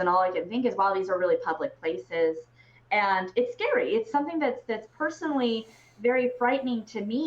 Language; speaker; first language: English; native; English